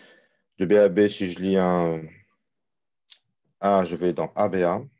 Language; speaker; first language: French; native; French